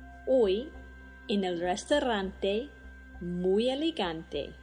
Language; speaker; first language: Spanish; non-native, fluent; English